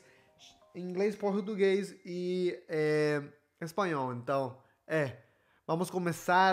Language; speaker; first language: Portuguese; non-native, fluent; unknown